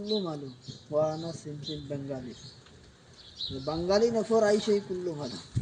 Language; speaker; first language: Arabic; non-native, learner; Bangla